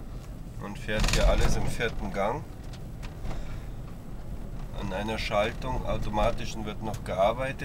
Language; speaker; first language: German; native; German